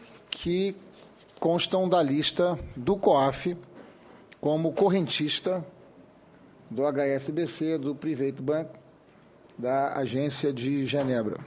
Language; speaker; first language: Portuguese; native; Portuguese